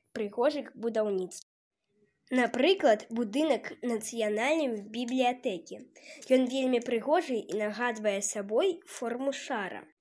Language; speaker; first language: Belarusian; non-native, local second language; Russian